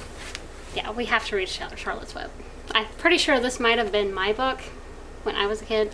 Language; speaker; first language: English; native; English